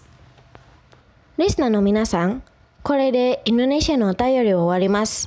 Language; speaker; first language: Japanese; non-native, fluent; Indonesian